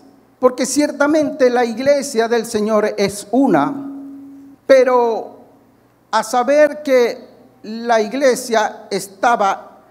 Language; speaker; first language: Spanish; native; Spanish